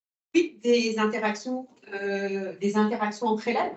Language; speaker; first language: French; native; French